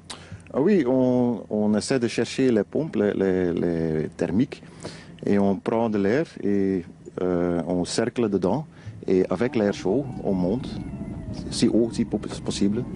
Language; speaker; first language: French; non-native, learner; Dutch